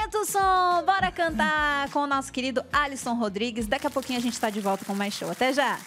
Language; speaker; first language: Portuguese; native; Portuguese